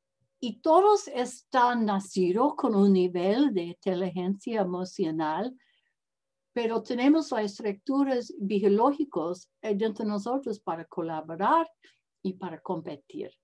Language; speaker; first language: Spanish; non-native, learner; English